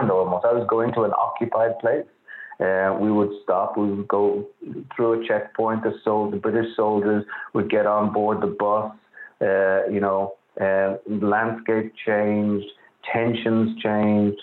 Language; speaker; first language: English; native; English